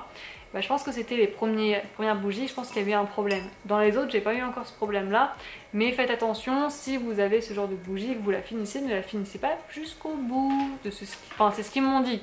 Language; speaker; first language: French; native; French